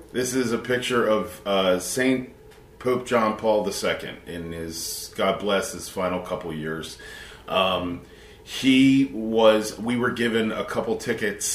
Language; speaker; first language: English; native; English